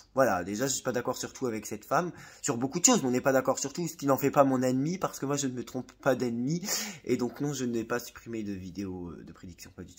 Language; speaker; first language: French; native; French